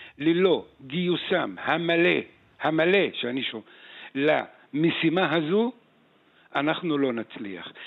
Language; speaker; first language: Hebrew; non-native, local second language; Arabic